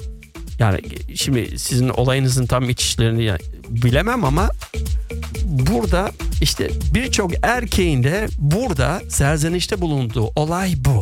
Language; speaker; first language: Turkish; native; Turkish